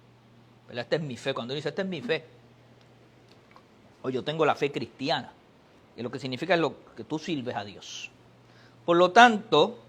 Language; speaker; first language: Spanish; native; Spanish